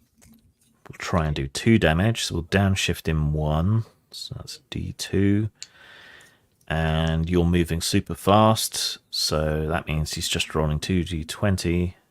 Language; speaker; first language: English; native; English